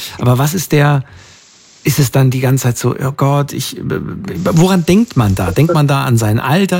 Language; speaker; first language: German; native; German